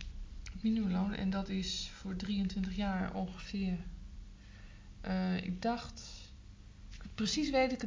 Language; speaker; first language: Dutch; native; Dutch